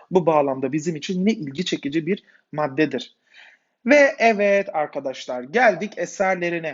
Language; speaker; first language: Turkish; native; Turkish